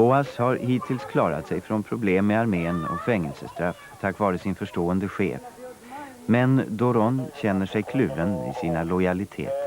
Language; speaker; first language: Swedish; native; Swedish